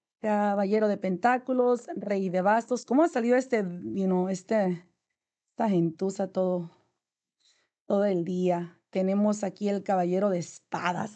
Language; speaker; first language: Spanish; native; Spanish